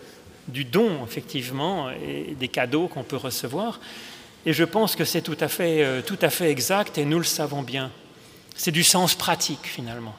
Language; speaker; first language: French; native; French